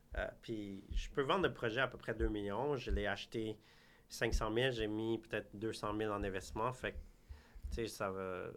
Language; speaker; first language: French; early bilingual, other home language; Khmer